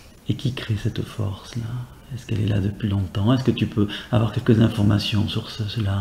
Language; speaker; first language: French; native; French